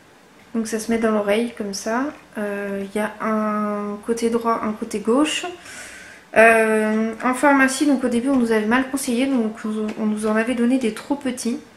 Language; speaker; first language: French; native; French